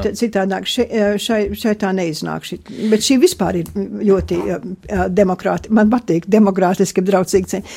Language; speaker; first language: Latvian; early bilingual, heritage; Latvian